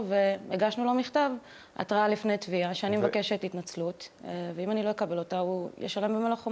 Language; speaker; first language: Hebrew; native; Hebrew